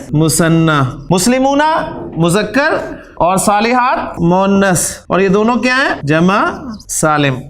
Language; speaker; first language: Urdu; non-native, local second language; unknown